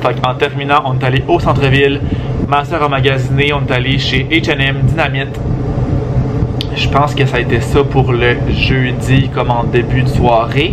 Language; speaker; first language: French; native; French